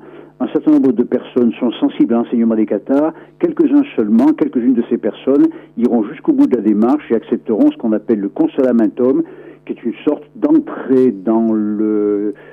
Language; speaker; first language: French; native; French